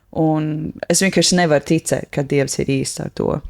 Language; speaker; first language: Latvian; non-native, learner; English